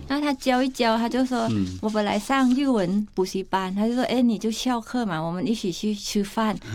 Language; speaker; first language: Chinese; non-native, fluent; Thai